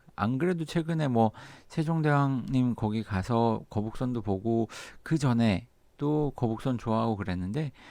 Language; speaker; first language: Korean; native; Korean